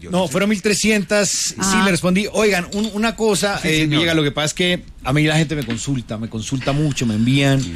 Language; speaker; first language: Spanish; native; Spanish